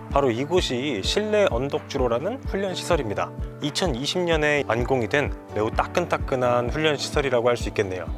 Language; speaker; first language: Korean; native; Korean